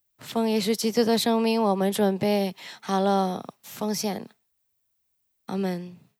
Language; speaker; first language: Chinese; early bilingual, heritage; Chinese